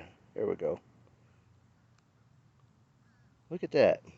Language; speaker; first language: English; native; English